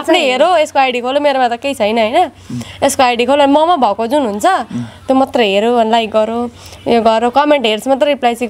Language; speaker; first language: Nepali; native; Nepali